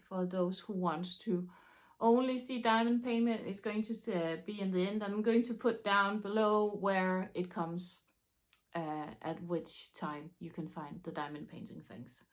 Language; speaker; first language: English; non-native, fluent; Danish